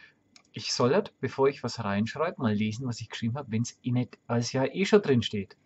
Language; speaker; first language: German; native; German